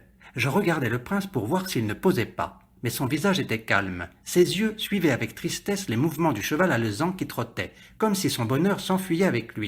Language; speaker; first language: French; native; French